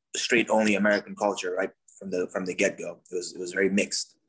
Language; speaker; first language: English; non-native, fluent; Dutch